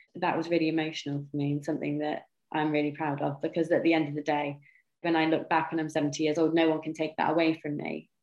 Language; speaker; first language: English; native; English